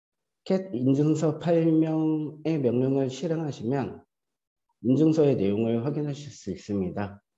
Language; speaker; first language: Korean; native; Korean